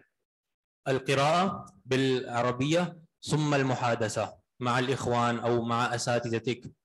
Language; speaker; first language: Arabic; non-native, fluent; Urdu